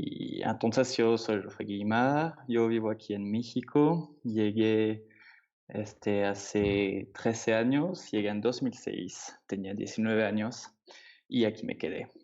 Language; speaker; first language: Spanish; non-native, fluent; French